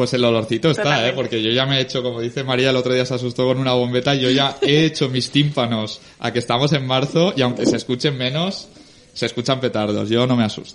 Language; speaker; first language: Spanish; native; Spanish